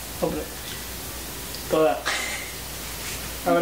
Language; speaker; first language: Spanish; early bilingual, heritage; Spanish